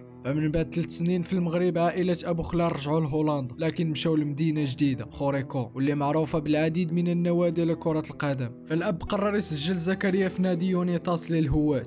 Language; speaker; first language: Arabic; native; Arabic